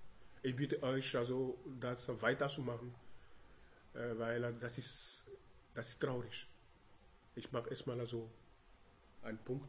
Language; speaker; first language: German; non-native, learner; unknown